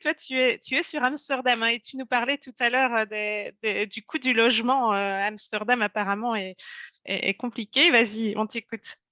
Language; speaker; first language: French; native; French